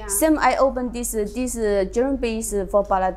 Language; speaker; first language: English; non-native, learner; Chinese